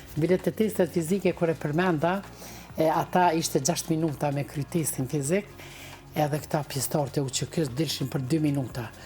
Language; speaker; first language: Albanian; native; Albanian